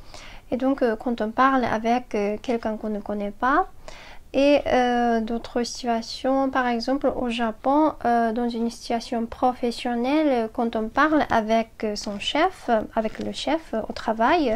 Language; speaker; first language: French; non-native, fluent; Japanese